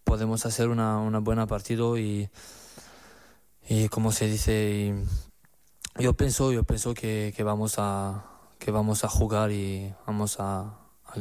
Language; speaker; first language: Spanish; non-native, learner; French